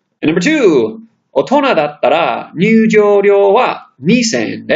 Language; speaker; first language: Japanese; non-native, fluent; English